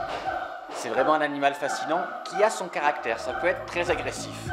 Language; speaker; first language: French; native; French